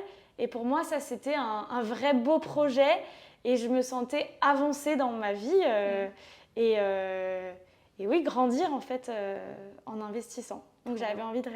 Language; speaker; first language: French; native; French